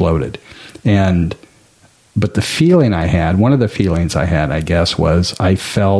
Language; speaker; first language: English; native; English